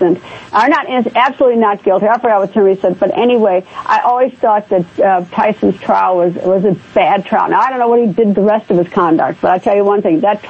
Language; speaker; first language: English; native; English